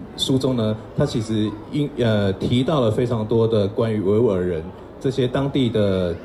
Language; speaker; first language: Chinese; native; Chinese